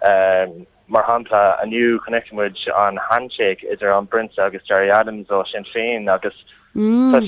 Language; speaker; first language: Irish; non-native, learner; English